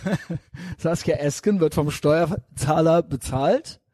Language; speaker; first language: German; native; German